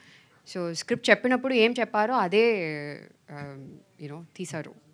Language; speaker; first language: Telugu; non-native, learner; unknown